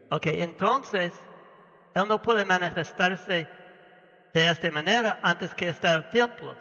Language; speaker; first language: Spanish; non-native, learner; English